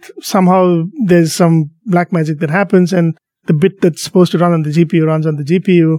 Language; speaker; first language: English; non-native, local second language; Tamil